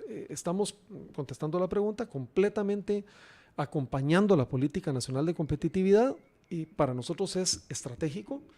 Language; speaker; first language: Spanish; native; Spanish